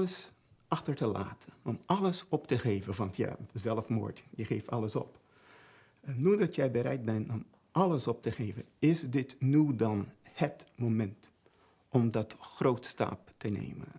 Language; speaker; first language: Dutch; non-native, fluent; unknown